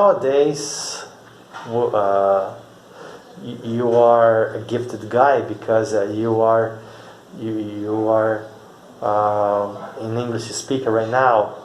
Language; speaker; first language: English; non-native, fluent; Portuguese